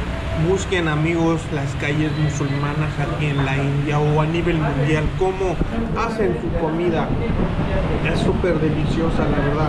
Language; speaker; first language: Spanish; non-native, fluent; Hindi